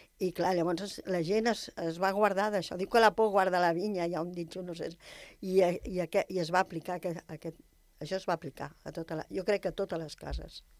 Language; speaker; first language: Catalan; native; Catalan